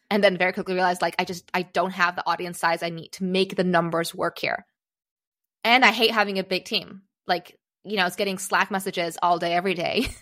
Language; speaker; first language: English; early bilingual, other home language; Czech